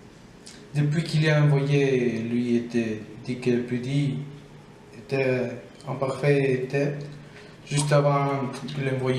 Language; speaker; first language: French; non-native, learner; Spanish